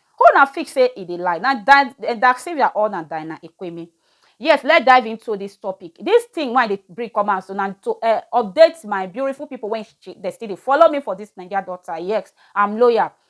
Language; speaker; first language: Nigerian Pidgin; native; Nigerian Pidgin